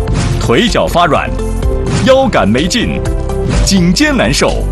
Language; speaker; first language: Chinese; native; Chinese